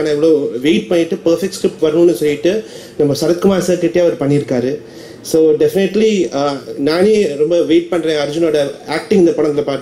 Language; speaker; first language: Tamil; non-native, fluent; Malayalam